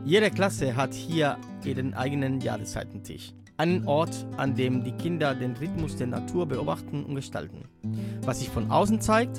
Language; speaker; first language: German; native; German